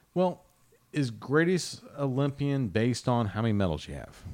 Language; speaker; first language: English; native; English